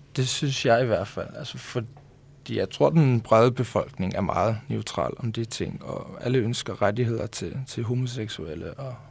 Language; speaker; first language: Danish; non-native, local second language; Faroese